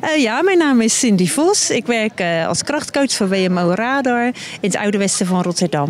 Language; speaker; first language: Dutch; native; Dutch